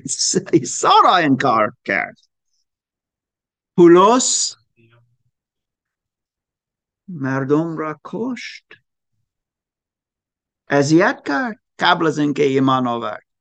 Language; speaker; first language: Persian; non-native, fluent; German